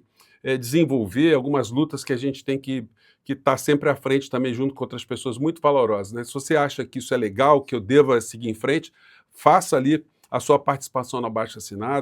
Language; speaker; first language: Portuguese; native; Portuguese